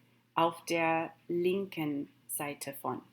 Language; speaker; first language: German; non-native, fluent; English